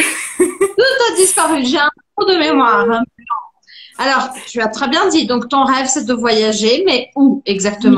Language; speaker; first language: French; non-native, fluent; Portuguese